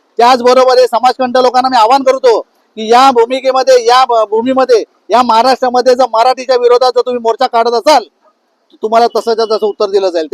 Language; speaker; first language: Marathi; native; Marathi